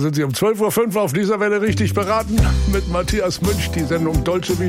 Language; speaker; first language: German; native; German